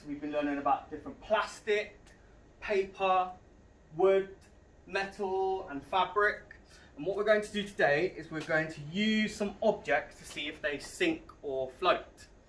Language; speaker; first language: English; native; English